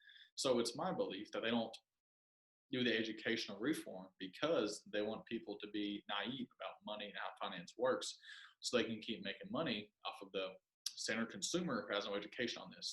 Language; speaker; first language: English; native; English